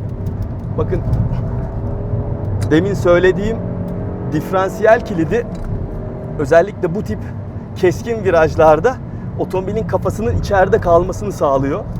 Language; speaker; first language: Turkish; native; Turkish